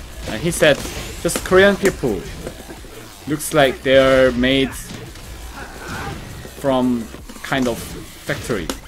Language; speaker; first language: English; non-native, fluent; Korean